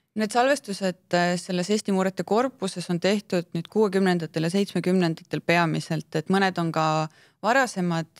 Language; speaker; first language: Estonian; native; Estonian